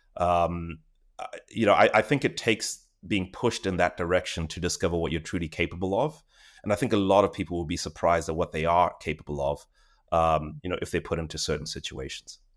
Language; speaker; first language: English; non-native, local second language; Shona